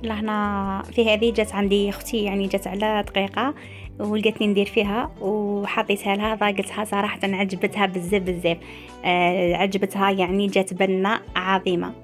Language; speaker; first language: Arabic; native; Arabic